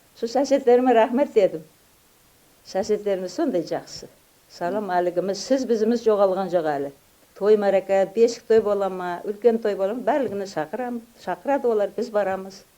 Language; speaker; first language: Uzbek; non-native, local second language; Kazakh